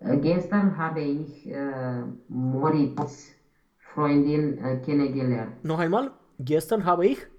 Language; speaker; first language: German; non-native, learner; Romanian